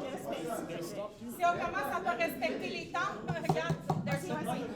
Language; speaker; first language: French; native; French